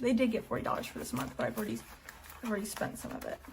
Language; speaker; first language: English; native; English